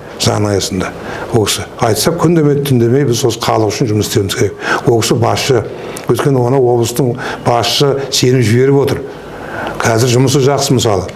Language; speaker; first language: Kazakh; native; Kazakh